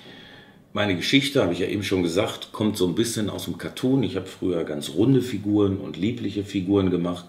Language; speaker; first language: German; native; German